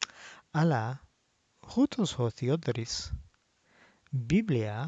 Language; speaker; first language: Greek; non-native, learner; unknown